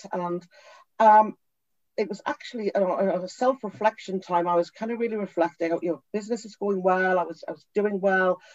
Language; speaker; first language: English; native; English